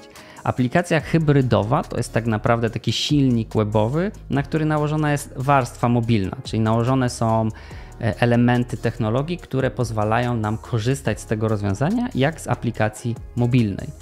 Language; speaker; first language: Polish; native; Polish